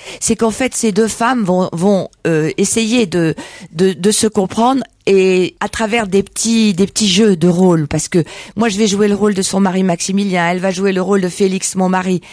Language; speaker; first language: French; native; French